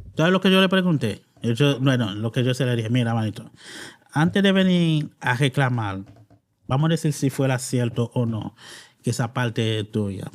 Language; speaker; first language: Spanish; non-native, fluent; Haitian Creole